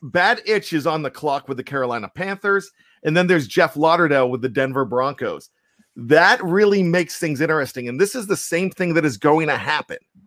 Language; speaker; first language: English; native; English